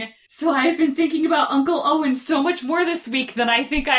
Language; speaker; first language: English; native; English